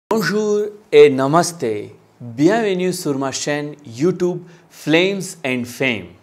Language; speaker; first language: French; non-native, learner; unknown